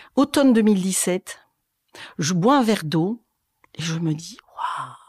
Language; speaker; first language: French; native; French